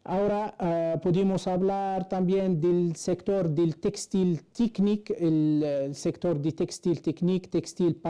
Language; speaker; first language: Spanish; non-native, fluent; Arabic